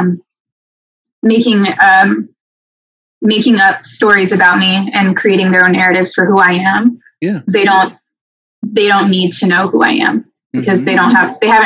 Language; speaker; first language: English; native; English